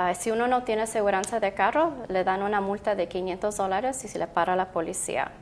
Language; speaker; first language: Spanish; early bilingual, heritage; Spanish